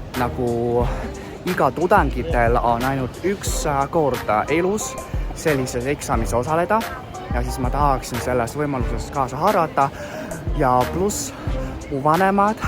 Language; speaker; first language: Estonian; non-native, fluent; Chinese